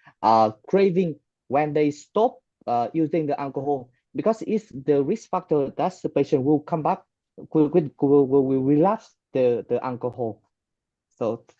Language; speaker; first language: English; non-native, fluent; Vietnamese